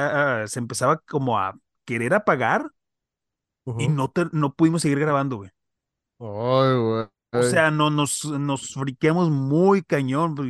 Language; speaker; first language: Spanish; native; Spanish